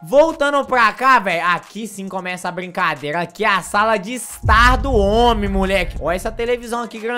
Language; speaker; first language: Portuguese; native; Portuguese